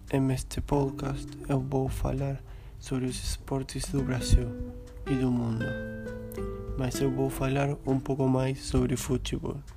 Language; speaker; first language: Portuguese; non-native, learner; Spanish